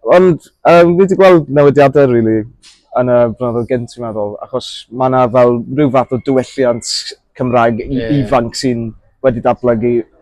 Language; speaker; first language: Welsh; non-native, local second language; English